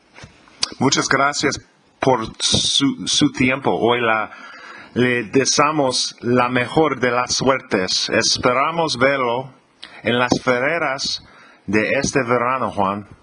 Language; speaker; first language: Spanish; non-native, learner; English